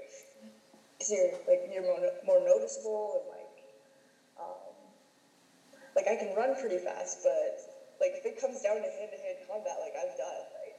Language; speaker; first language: English; native; English